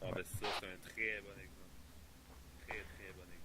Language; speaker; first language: French; native; French